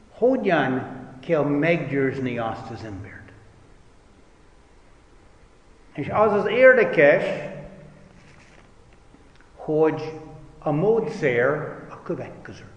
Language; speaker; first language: Hungarian; non-native, fluent; English